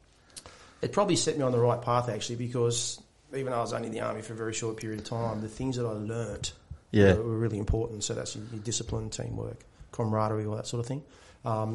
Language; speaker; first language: English; native; English